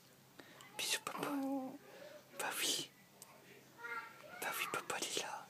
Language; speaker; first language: French; native; French